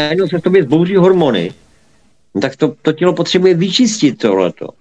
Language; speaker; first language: Czech; native; Czech